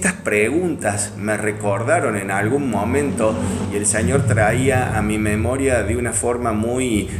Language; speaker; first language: Spanish; native; Spanish